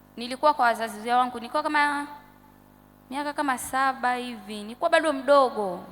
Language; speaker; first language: Swahili; native; Swahili